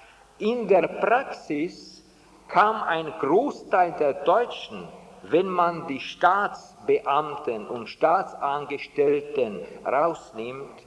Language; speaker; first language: German; non-native, fluent; Czech